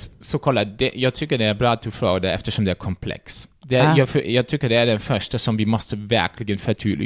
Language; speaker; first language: Swedish; non-native, fluent; German